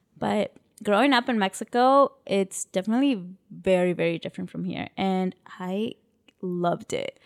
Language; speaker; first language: English; early bilingual, other home language; Spanish